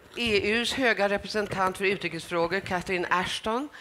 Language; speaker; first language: Swedish; native; Swedish